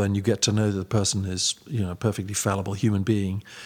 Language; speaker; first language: English; native; English